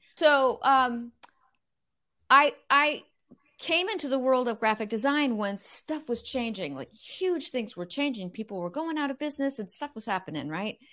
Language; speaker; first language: English; native; English